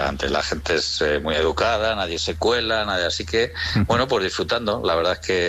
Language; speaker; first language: Spanish; native; Spanish